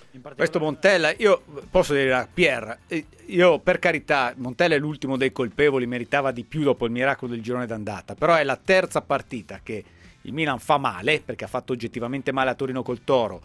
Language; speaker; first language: Italian; native; Italian